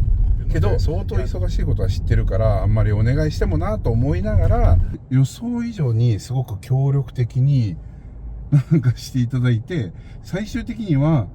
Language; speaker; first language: Japanese; native; Japanese